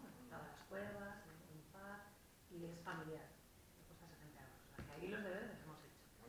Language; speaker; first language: Spanish; native; Spanish